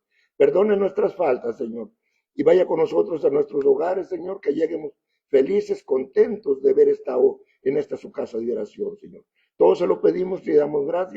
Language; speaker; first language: Spanish; native; Spanish